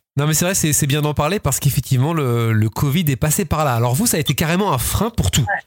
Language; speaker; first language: French; native; French